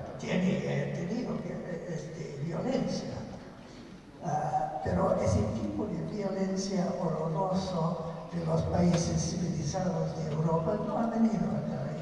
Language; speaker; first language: Spanish; non-native, fluent; English